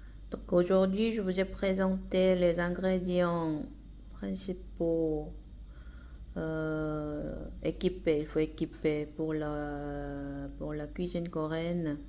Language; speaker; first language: French; non-native, fluent; Korean